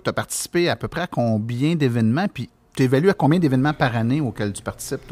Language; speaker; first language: French; native; French